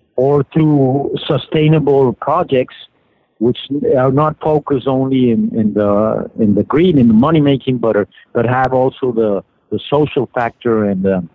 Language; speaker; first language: English; non-native, fluent; Spanish